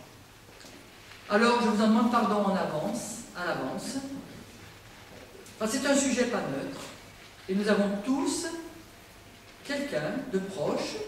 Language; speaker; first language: French; native; French